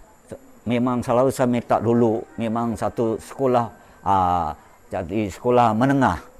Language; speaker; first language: Indonesian; non-native, local second language; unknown